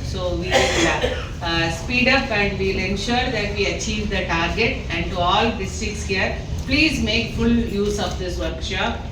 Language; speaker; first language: English; non-native, local second language; Tamil